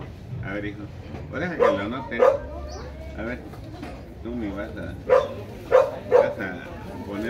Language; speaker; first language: Spanish; native; Spanish